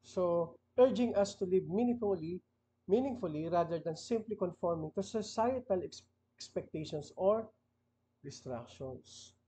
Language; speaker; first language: English; non-native, local second language; Filipino